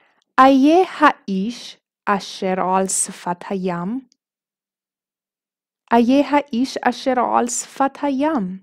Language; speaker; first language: Hebrew; non-native, fluent; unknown